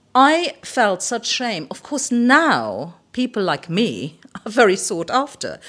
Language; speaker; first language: English; early bilingual, other home language; German